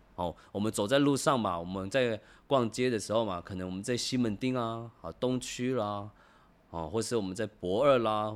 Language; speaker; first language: Chinese; native; Chinese